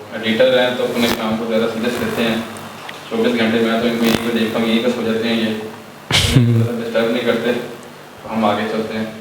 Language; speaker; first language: Urdu; non-native, local second language; Punjabi